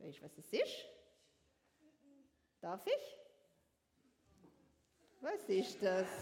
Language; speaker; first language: German; non-native, learner; French